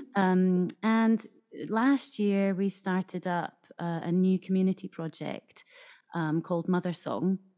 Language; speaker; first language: English; native; English